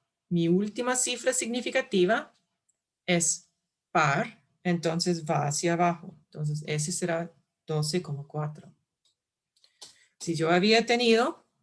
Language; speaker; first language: Spanish; non-native, fluent; English